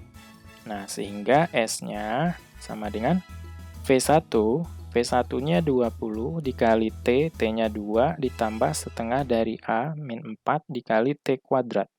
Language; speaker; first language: Indonesian; native; Indonesian